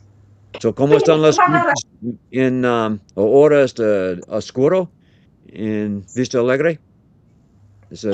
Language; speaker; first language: Spanish; non-native, learner; English